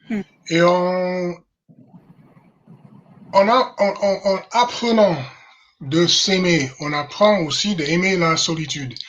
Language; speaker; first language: French; non-native, fluent; English